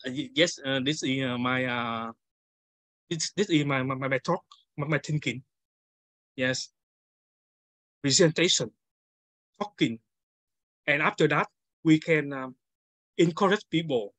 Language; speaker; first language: English; non-native, learner; Vietnamese